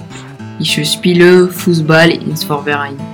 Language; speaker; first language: German; non-native, learner; French